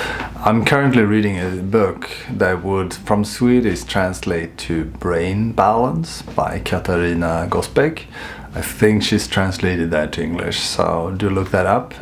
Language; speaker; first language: English; non-native, fluent; Swedish